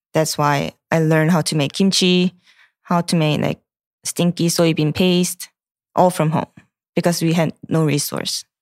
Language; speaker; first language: English; non-native, fluent; Korean